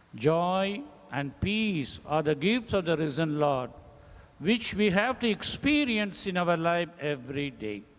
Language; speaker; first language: English; non-native, local second language; Tamil